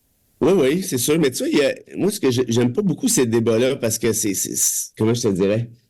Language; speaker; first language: French; native; French